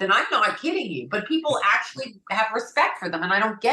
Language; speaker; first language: English; native; English